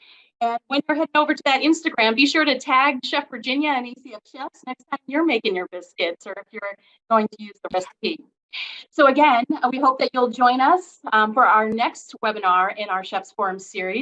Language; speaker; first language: English; native; English